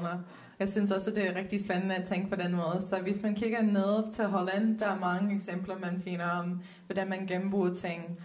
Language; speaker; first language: Danish; non-native, fluent; Dutch